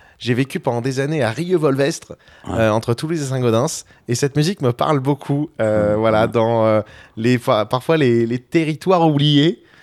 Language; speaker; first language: French; native; French